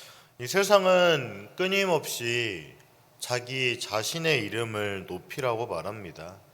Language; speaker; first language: Korean; native; Korean